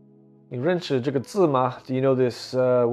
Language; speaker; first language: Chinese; non-native, learner; English